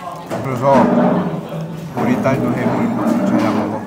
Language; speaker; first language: Korean; non-native, fluent; Russian